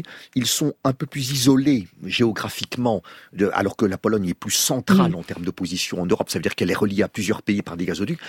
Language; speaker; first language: French; native; French